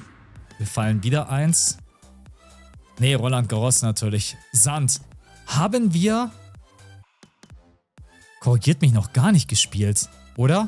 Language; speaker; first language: German; native; German